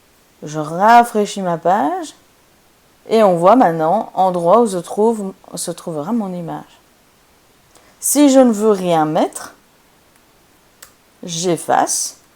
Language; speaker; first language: French; native; French